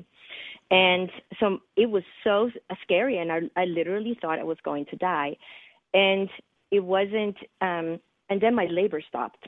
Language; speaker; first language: English; non-native, fluent; Swedish